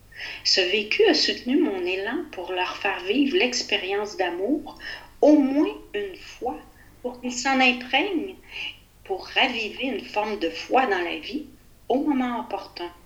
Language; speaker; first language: French; native; French